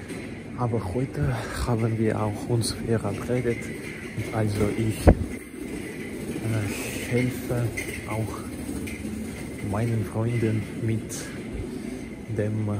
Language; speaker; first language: German; non-native, learner; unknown